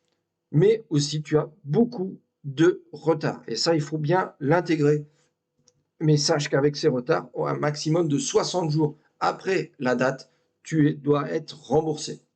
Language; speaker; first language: French; native; French